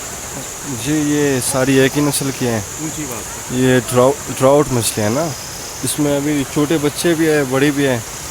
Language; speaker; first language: Hindi; non-native, local second language; Pashto